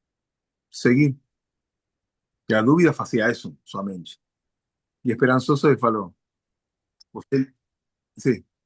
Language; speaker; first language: Portuguese; non-native, learner; Spanish